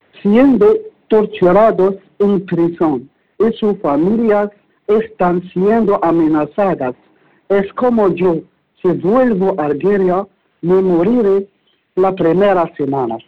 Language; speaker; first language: Spanish; non-native, learner; Arabic